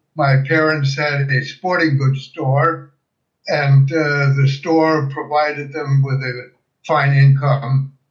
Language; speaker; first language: English; early bilingual, other home language; German